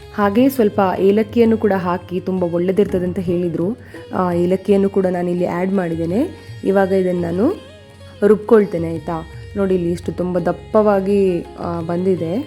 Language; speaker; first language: Kannada; non-native, local second language; Konkani